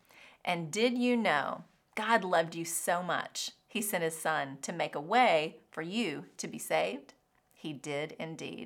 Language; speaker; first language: English; native; English